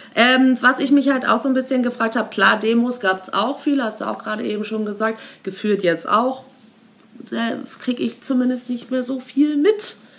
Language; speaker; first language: German; native; German